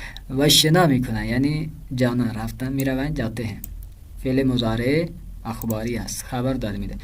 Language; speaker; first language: Persian; non-native, fluent; Urdu